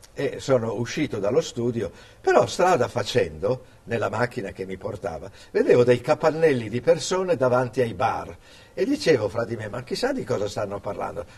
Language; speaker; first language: Italian; early bilingual, other home language; English